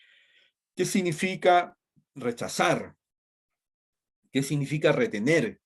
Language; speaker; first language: Spanish; native; Spanish